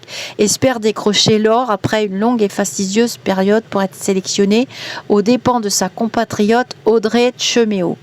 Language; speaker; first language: French; native; French